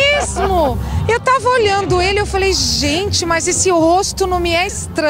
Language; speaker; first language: Portuguese; native; Portuguese